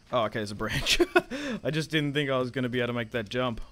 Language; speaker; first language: English; native; English